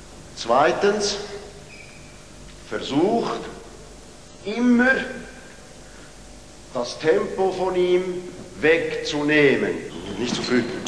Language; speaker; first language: German; non-native, fluent; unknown